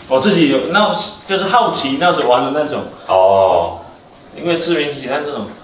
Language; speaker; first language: Chinese; native; Chinese